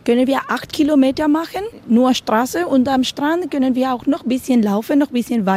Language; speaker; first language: German; non-native, learner; Spanish